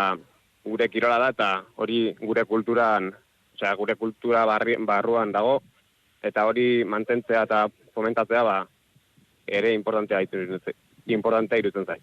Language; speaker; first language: Basque; non-native, local second language; Spanish